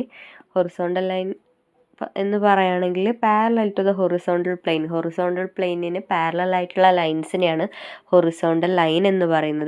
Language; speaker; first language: Malayalam; native; Malayalam